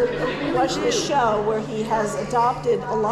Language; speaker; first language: English; native; English